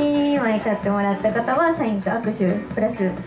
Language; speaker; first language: Japanese; native; Japanese